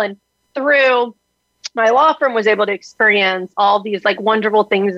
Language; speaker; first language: English; native; English